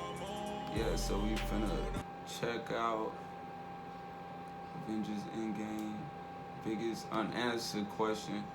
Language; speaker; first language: English; native; English